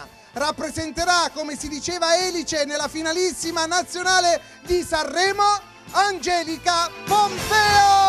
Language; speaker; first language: Italian; native; Italian